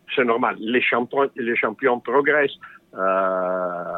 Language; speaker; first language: French; non-native, fluent; English